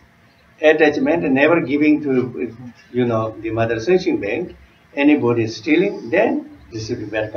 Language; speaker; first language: English; non-native, learner; Tibetan